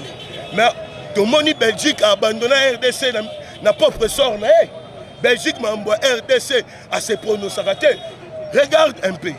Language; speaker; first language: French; non-native, local second language; Lingala